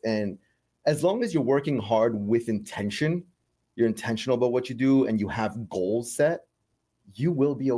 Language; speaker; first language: English; native; English